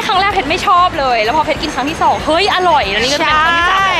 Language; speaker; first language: Thai; native; Thai